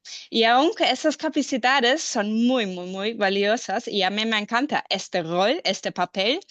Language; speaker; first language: Spanish; non-native, fluent; German